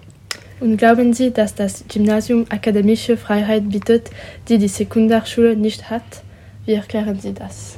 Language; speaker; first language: German; non-native, learner; French